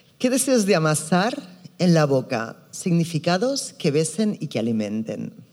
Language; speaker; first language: Spanish; native; Spanish